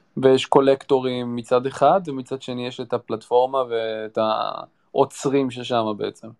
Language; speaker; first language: Hebrew; native; Hebrew